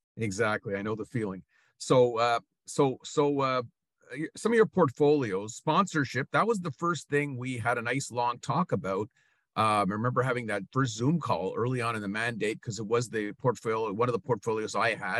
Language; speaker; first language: English; native; English